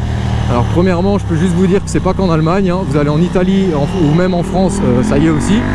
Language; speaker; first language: French; native; French